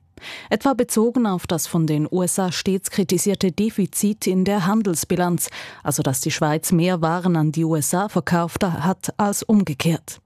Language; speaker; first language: German; native; German